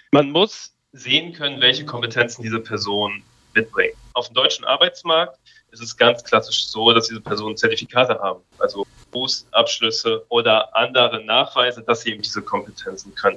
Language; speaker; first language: German; native; German